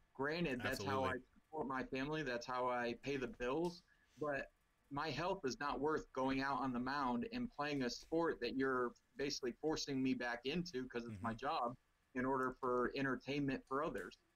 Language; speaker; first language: English; native; English